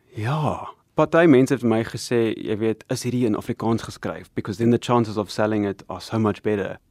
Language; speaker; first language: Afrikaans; non-native, local second language; English